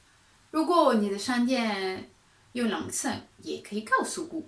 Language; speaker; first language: Chinese; non-native, fluent; French